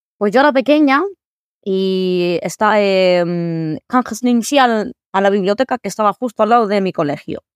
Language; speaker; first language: Spanish; early bilingual, other home language; Arabic